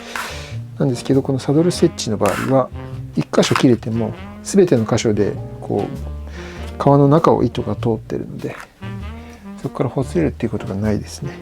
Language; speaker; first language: Japanese; native; Japanese